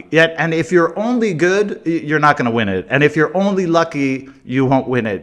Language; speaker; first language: English; native; English